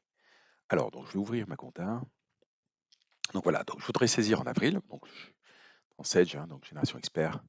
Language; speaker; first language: French; native; French